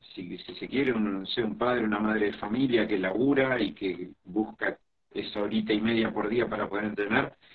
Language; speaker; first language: Spanish; native; Spanish